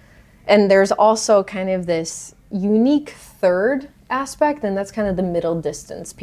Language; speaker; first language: English; native; English